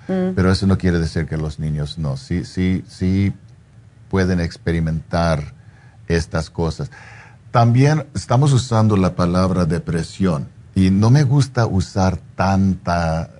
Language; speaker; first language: Spanish; non-native, fluent; English